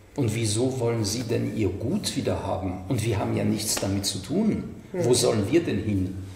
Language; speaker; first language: German; non-native, fluent; French